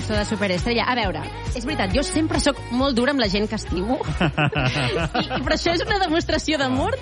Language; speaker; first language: Catalan; native; Catalan